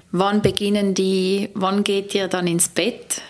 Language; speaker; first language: German; native; German